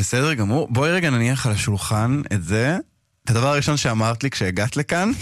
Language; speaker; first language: Hebrew; native; Hebrew